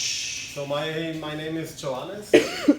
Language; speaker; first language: English; non-native, learner; German